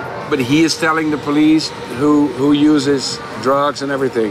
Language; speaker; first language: English; non-native, fluent; Dutch